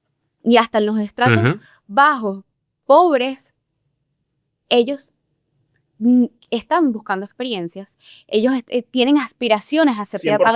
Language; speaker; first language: Spanish; native; Spanish